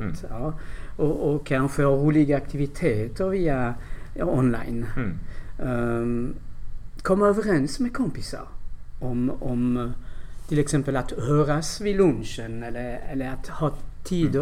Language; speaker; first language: Swedish; non-native, fluent; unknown